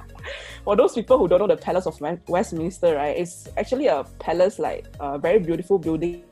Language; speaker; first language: English; non-native, local second language; Chinese